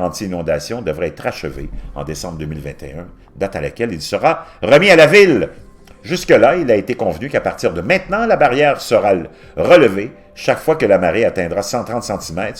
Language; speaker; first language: French; native; French